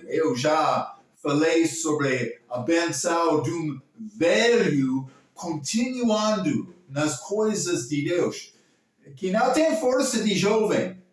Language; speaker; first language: Portuguese; non-native, learner; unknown